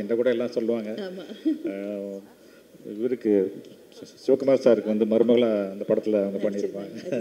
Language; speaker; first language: Tamil; native; Tamil